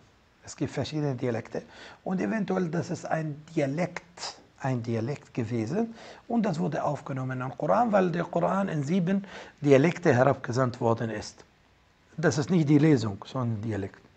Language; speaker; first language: German; non-native, fluent; Arabic